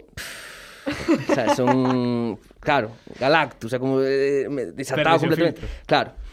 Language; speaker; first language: Galician; non-native, local second language; Spanish